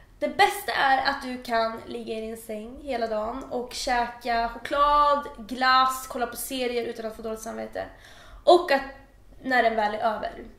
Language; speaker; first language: Swedish; early bilingual, other home language; Persian